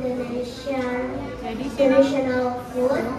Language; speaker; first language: English; non-native, learner; Indonesian